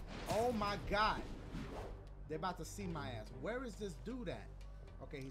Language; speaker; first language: English; early bilingual, other home language; Spanish